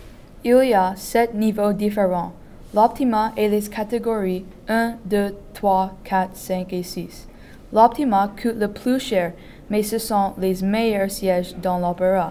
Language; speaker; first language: French; non-native, learner; English